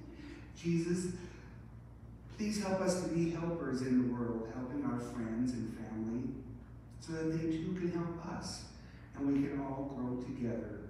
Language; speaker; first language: English; native; English